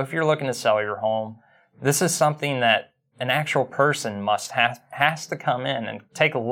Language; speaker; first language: English; native; English